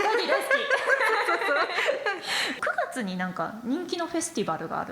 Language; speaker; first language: Japanese; native; Japanese